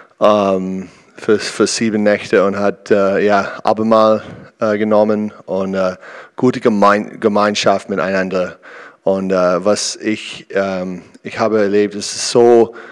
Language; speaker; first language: German; non-native, learner; English